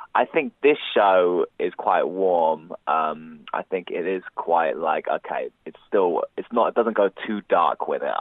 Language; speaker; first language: English; native; English